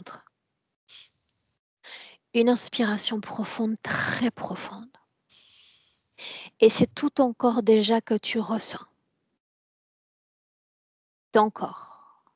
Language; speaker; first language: French; native; French